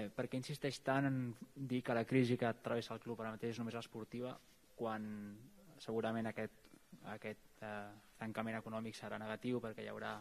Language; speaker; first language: Spanish; non-native, fluent; Dutch